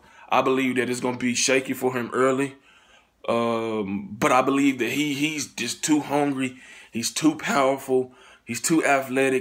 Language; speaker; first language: English; native; English